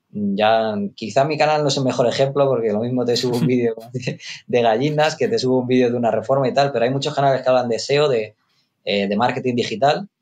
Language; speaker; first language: Spanish; native; Spanish